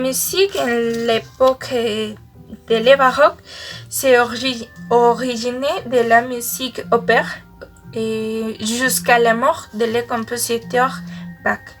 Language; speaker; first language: French; non-native, learner; Spanish